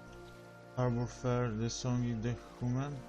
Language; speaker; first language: English; non-native, learner; Polish